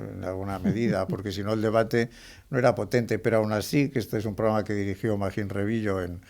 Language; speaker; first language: Spanish; native; Spanish